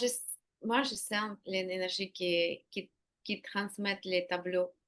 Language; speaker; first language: French; non-native, learner; Ukrainian